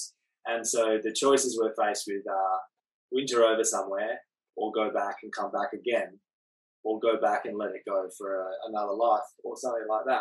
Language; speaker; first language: English; native; English